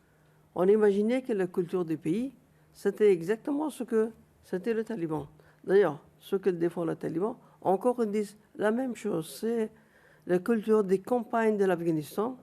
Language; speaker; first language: French; non-native, fluent; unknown